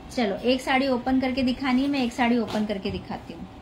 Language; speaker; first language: Hindi; non-native, local second language; Marathi